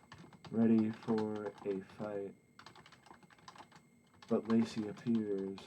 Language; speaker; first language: English; native; English